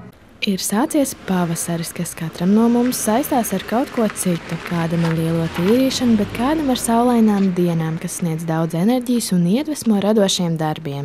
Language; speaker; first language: Latvian; native; Latvian